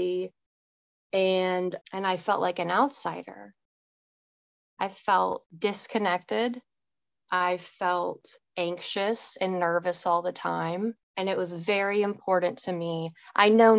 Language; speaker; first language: English; native; English